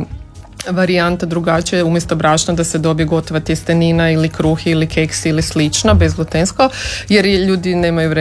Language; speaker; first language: Serbian; native; Serbian